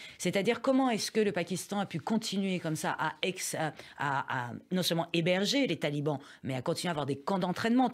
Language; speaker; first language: French; early bilingual, other home language; Persian